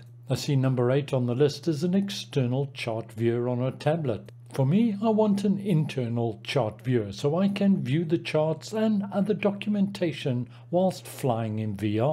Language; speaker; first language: English; native; English